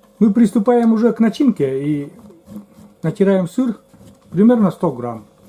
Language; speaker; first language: Russian; native; Russian